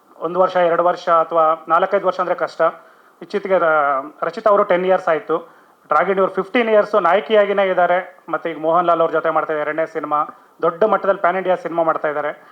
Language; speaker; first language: Kannada; native; Kannada